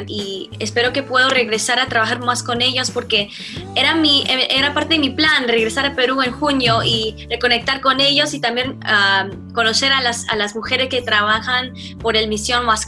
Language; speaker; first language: Spanish; early bilingual, heritage; Spanish